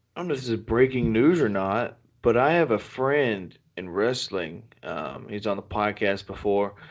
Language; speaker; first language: English; native; English